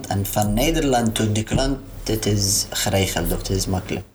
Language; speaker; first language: Dutch; non-native, learner; Arabic